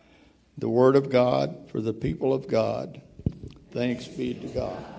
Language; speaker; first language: English; native; English